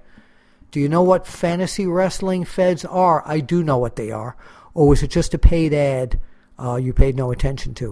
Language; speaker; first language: English; native; English